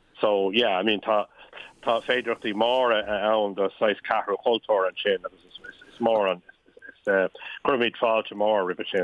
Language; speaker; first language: Irish; non-native, local second language; English